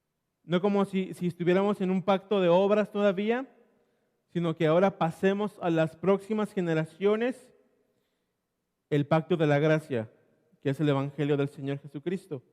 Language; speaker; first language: Spanish; native; Spanish